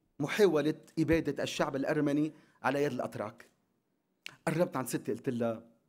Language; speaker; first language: Arabic; non-native, local second language; Armenian